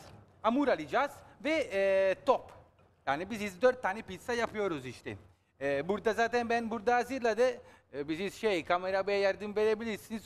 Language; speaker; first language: Turkish; non-native, learner; Italian